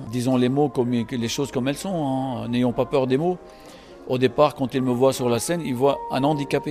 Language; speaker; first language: French; non-native, local second language; Arabic